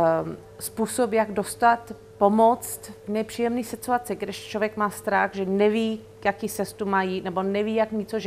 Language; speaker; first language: Czech; non-native, fluent; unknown